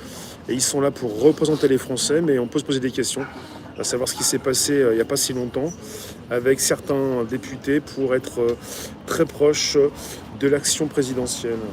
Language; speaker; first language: French; native; French